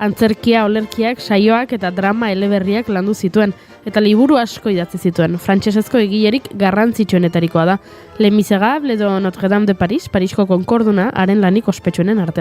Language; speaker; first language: Basque; native; Basque